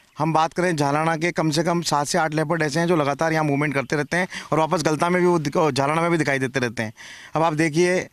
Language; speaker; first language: Hindi; native; Hindi